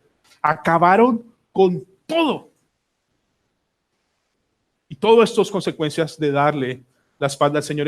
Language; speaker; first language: Spanish; native; Spanish